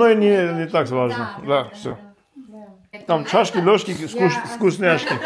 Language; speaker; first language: Russian; non-native, fluent; Armenian